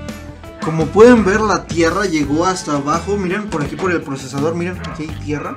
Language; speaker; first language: Spanish; native; Spanish